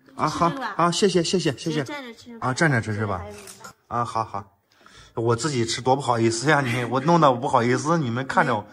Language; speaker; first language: Chinese; native; Chinese